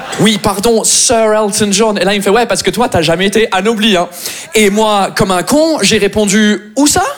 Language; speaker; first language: French; non-native, fluent; English